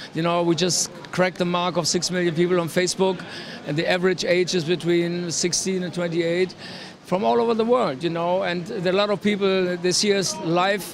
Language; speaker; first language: English; non-native, fluent; German